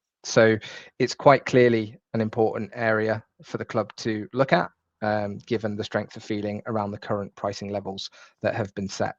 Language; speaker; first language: English; native; English